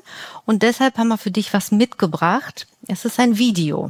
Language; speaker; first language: German; native; German